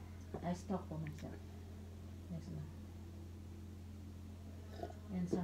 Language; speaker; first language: English; non-native, learner; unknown